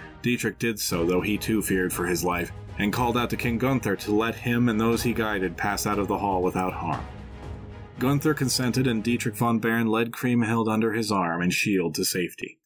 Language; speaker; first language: English; native; English